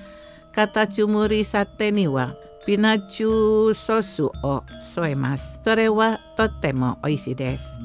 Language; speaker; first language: Japanese; non-native, fluent; Indonesian